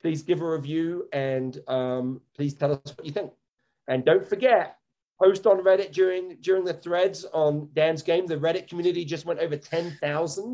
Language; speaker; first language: English; native; English